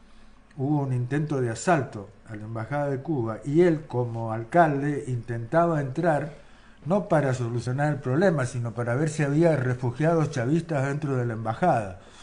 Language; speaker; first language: Spanish; native; Spanish